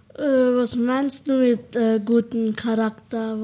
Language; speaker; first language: German; early bilingual, other home language; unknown